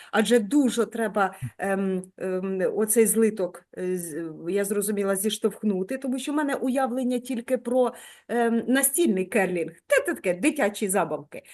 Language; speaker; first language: Ukrainian; native; Ukrainian